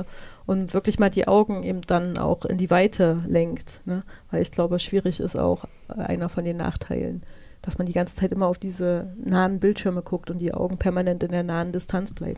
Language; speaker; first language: German; native; German